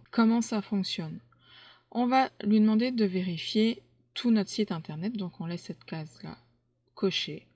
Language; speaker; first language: French; native; French